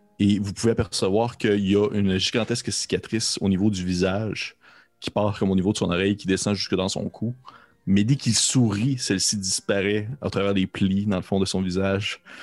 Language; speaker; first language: French; native; French